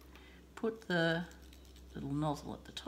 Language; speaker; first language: English; native; English